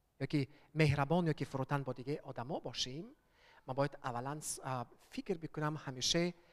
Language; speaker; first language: Persian; early bilingual, heritage; Persian